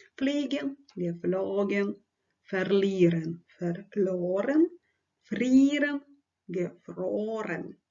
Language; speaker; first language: German; non-native, fluent; Ukrainian